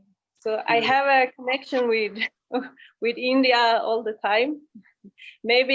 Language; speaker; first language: English; non-native, fluent; Spanish